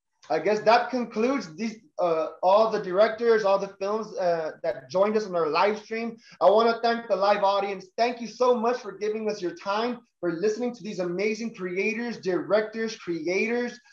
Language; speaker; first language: English; early bilingual, other home language; Spanish